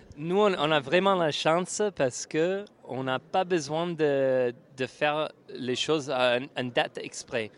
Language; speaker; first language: French; non-native, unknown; English